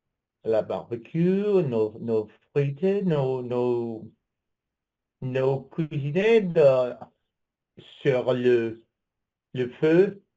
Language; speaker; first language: French; non-native, learner; English